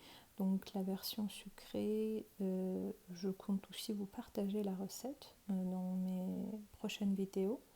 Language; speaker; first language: French; non-native, fluent; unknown